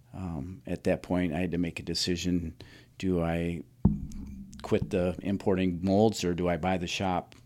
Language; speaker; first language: English; native; English